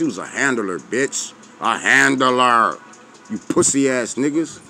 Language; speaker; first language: English; native; English